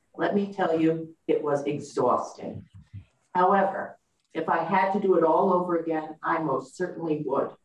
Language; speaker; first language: English; native; English